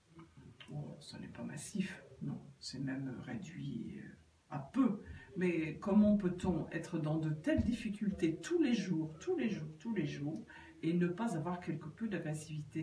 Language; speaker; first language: French; native; French